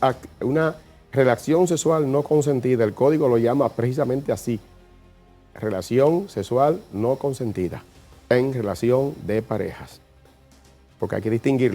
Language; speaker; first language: Spanish; native; Spanish